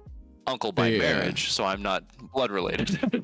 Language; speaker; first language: English; native; English